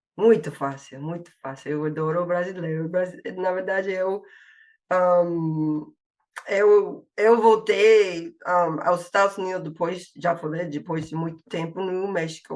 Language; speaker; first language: Portuguese; non-native, fluent; English